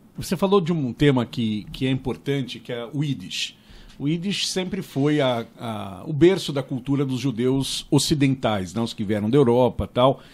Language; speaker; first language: Portuguese; native; Portuguese